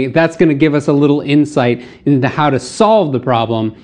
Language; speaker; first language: English; native; English